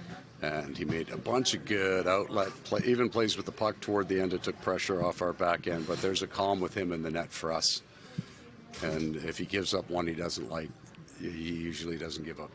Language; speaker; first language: English; native; English